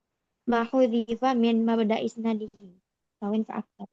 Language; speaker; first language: Arabic; non-native, learner; Indonesian